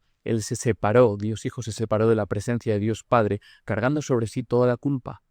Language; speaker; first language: Spanish; native; Spanish